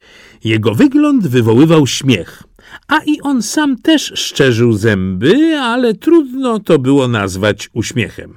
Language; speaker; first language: Polish; native; Polish